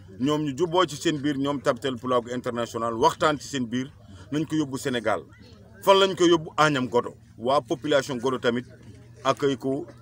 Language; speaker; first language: Wolof; non-native, local second language; Fula